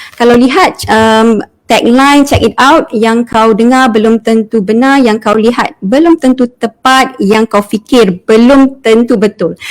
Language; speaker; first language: Malay; native; Malay